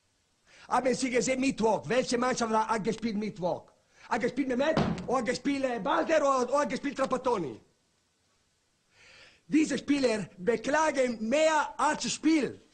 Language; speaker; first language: German; non-native, learner; Italian